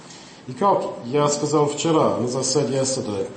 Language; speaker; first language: Russian; non-native, fluent; English